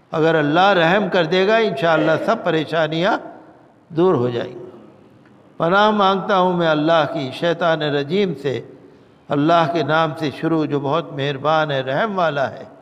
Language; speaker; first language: Urdu; native; Urdu